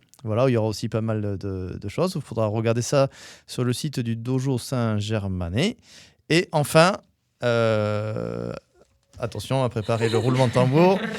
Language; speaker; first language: French; native; French